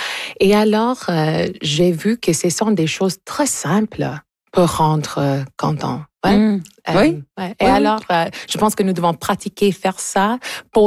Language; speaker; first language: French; non-native, local second language; English